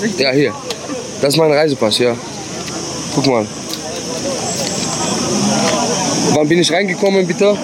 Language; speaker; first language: German; non-native, fluent; Arabic